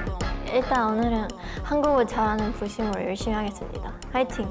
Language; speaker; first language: Korean; non-native, fluent; Japanese